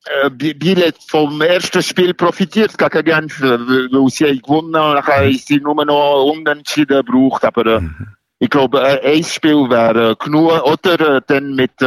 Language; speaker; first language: German; non-native, local second language; French